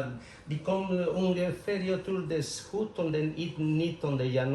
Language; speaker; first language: Swedish; non-native, fluent; Spanish